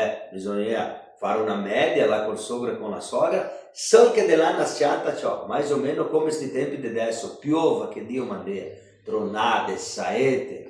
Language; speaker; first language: Italian; non-native, local second language; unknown